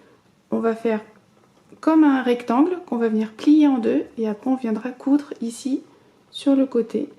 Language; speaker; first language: French; native; French